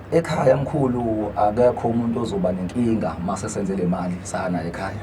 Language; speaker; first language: Zulu; native; Zulu